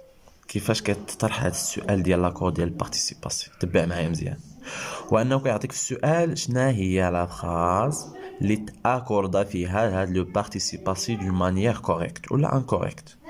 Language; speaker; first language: Arabic; native; Arabic